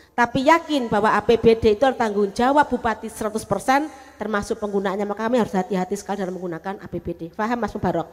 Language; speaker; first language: Indonesian; non-native, local second language; Javanese